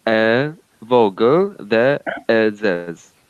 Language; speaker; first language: Albanian; non-native, learner; Chinese